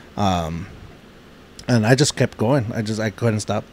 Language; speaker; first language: English; native; English